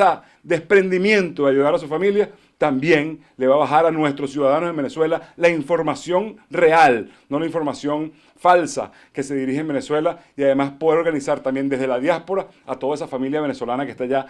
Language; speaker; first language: Spanish; native; Spanish